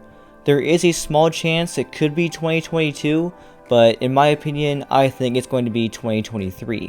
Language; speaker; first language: English; native; English